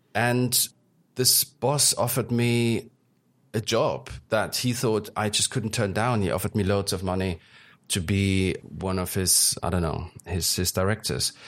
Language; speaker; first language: English; early bilingual, other home language; German